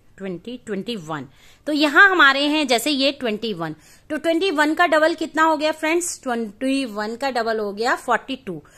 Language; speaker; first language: Hindi; native; Hindi